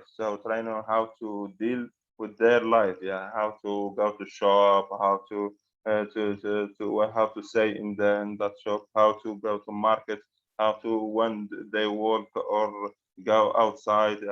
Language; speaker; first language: English; non-native, fluent; Arabic